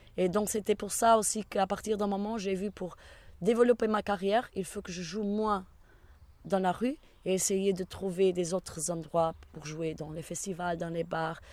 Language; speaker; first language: French; non-native, fluent; Portuguese